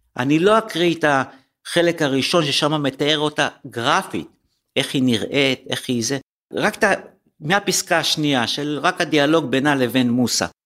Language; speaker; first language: Hebrew; native; Hebrew